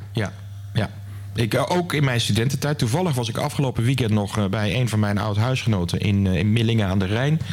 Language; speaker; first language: Dutch; native; Dutch